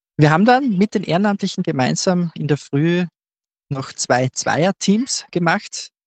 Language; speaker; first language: German; native; German